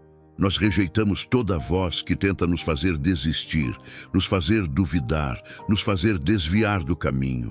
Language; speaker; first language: Portuguese; native; Portuguese